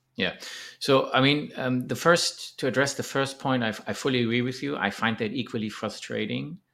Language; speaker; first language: English; non-native, fluent; German